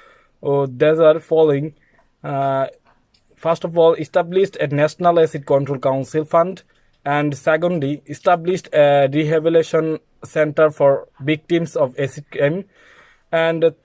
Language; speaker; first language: English; non-native, learner; Bangla